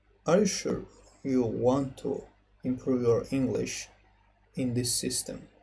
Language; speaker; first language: English; non-native, fluent; Azerbaijani